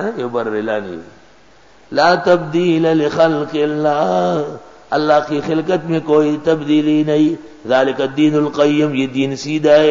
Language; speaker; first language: Urdu; non-native, local second language; Pashto